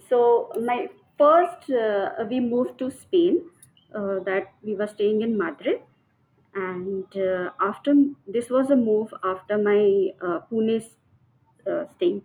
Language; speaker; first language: English; non-native, local second language; Marathi